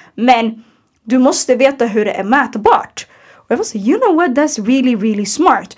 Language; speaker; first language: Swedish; early bilingual, other home language; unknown